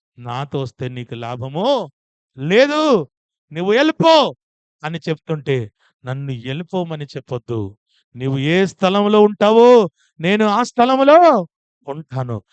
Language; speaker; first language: Telugu; non-native, fluent; Odia